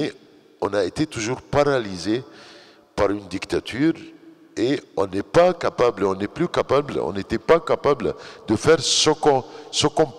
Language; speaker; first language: French; non-native, fluent; Arabic